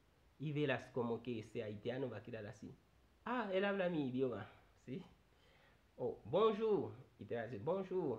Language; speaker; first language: Spanish; non-native, fluent; Haitian Creole